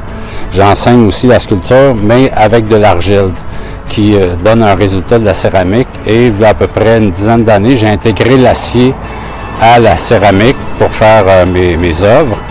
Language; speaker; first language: French; native; French